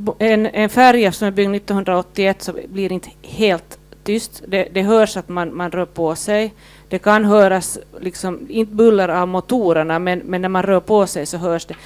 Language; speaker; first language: Swedish; native; Swedish